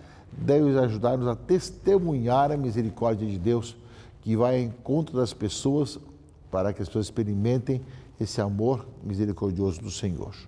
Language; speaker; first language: Portuguese; native; Portuguese